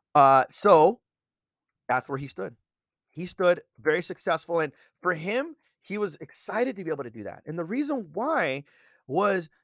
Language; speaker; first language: English; native; English